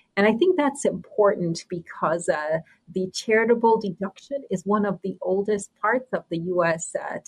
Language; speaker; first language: English; native; English